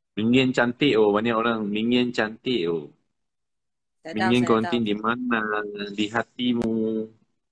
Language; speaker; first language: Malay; non-native, local second language; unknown